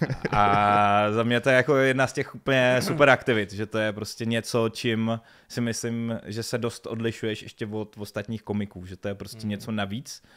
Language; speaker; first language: Czech; native; Czech